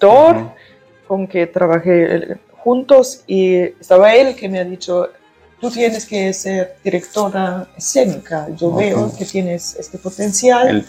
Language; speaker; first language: Spanish; early bilingual, heritage; German